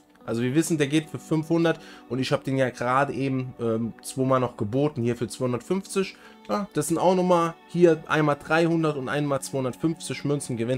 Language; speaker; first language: German; native; German